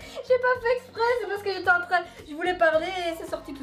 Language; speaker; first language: French; native; French